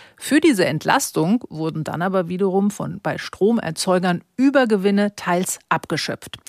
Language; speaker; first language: German; native; German